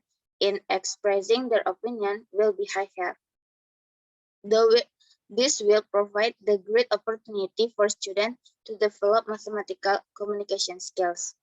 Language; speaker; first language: English; non-native, learner; Indonesian